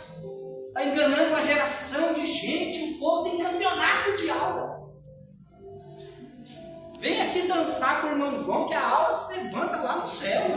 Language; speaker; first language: Portuguese; native; Portuguese